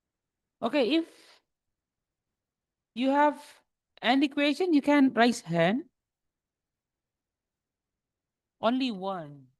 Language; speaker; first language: English; non-native, local second language; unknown